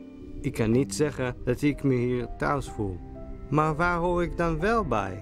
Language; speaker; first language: Dutch; non-native, fluent; Hebrew